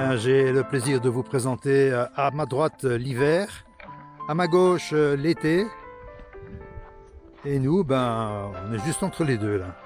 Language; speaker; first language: French; native; French